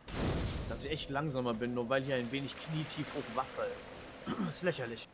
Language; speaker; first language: German; native; German